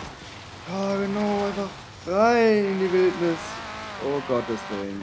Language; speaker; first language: German; native; German